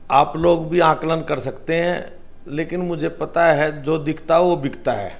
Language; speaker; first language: Hindi; native; Hindi